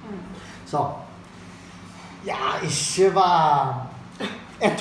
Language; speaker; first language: German; non-native, fluent; Swedish